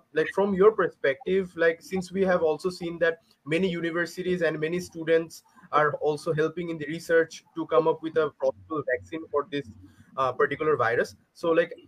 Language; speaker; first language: English; non-native, local second language; Bangla